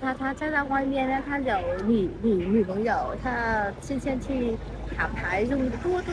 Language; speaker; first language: Chinese; non-native, learner; Vietnamese